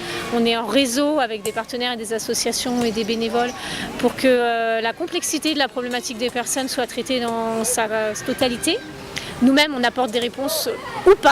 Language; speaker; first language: French; native; French